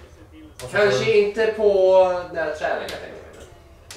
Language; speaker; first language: Swedish; native; Swedish